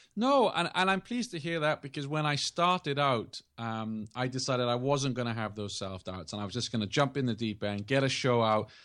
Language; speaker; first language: English; native; English